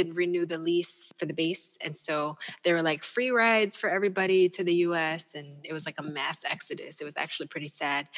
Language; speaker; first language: English; non-native, local second language; Pampanga